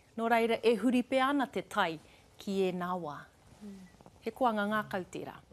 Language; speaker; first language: Māori; non-native, local second language; English